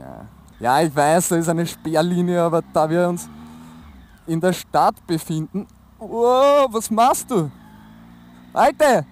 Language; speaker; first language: German; native; German